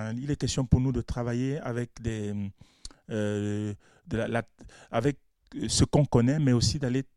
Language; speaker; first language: French; non-native, local second language; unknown